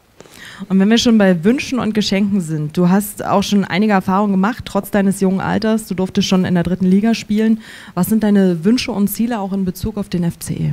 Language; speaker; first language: German; native; German